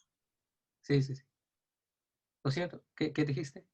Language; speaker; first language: Spanish; non-native, learner; English